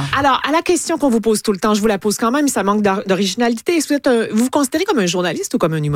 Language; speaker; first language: French; native; French